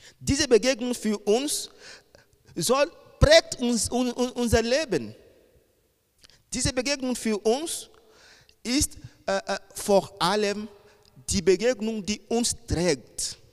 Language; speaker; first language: German; non-native, fluent; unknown